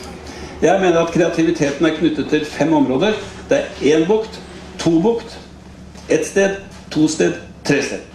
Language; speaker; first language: Norwegian; native; Norwegian